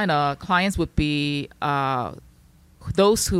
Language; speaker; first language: English; non-native, local second language; Chinese